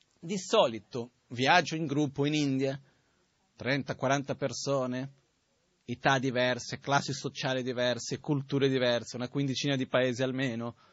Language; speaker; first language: Italian; non-native, fluent; Portuguese